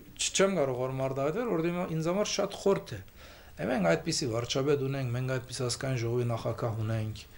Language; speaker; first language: Armenian; early bilingual, heritage; Armenian